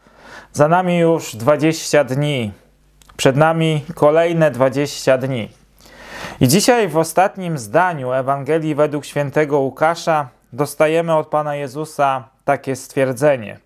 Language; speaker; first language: Polish; native; Polish